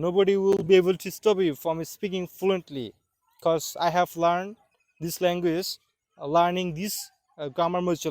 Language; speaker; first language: English; non-native, local second language; Bangla